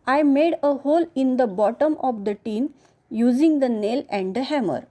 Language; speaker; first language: English; non-native, local second language; Marathi